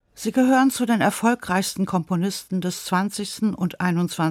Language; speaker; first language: German; native; German